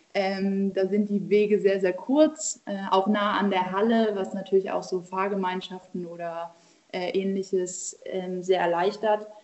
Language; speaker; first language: German; native; German